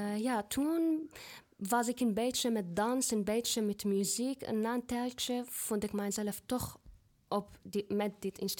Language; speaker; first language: Dutch; non-native, fluent; Arabic